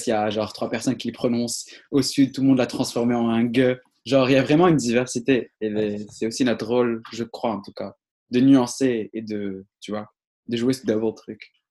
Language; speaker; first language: French; non-native, local second language; Arabic